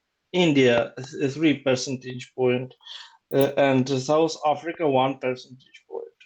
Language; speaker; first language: English; non-native, learner; Ukrainian